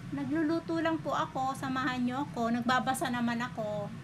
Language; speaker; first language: Filipino; native; Filipino